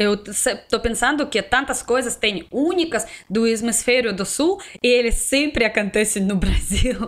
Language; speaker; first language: Portuguese; non-native, learner; Russian